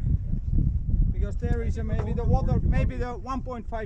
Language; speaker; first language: English; non-native, learner; Finnish